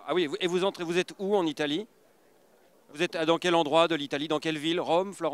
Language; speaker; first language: French; native; French